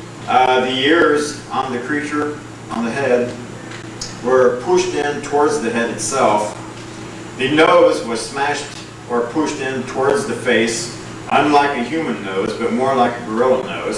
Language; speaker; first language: English; native; English